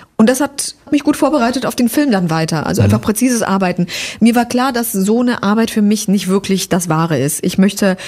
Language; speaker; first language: German; early bilingual, other home language; Polish